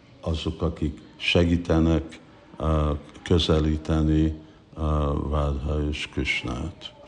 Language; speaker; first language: Hungarian; early bilingual, heritage; Hungarian